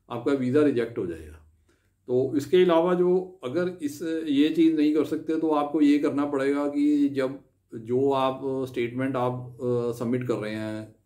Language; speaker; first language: Hindi; non-native, local second language; Punjabi